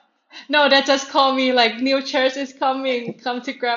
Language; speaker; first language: English; non-native, learner; Thai